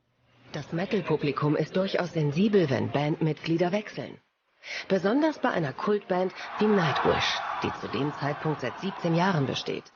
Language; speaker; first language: German; native; German